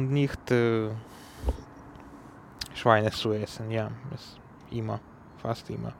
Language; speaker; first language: German; non-native, learner; Ukrainian